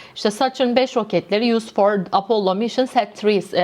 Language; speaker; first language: English; non-native, fluent; Turkish